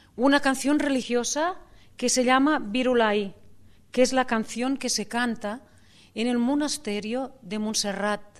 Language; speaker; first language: Spanish; non-native, local second language; Catalan